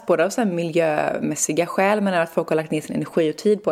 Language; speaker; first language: Swedish; native; Swedish